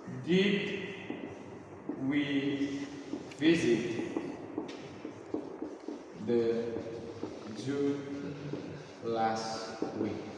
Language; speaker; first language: English; non-native, learner; Indonesian